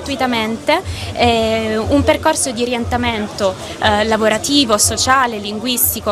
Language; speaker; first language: Italian; native; Italian